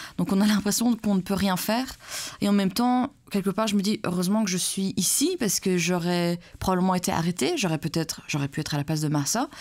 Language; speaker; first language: French; early bilingual, other home language; Persian